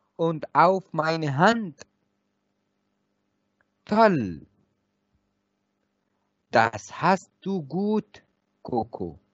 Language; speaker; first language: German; non-native, fluent; Arabic